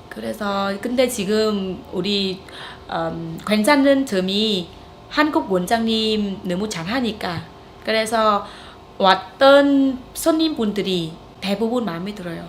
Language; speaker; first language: Korean; non-native, fluent; Vietnamese